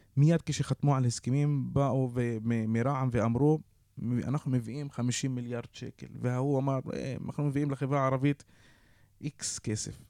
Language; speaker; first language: Hebrew; non-native, local second language; Arabic